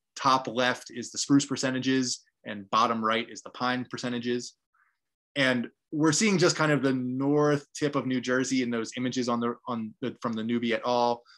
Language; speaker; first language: English; native; English